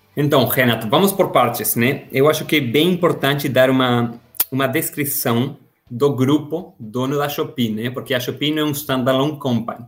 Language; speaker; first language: Portuguese; non-native, fluent; Spanish